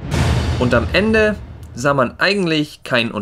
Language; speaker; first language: German; native; German